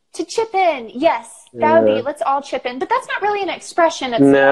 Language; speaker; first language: English; native; English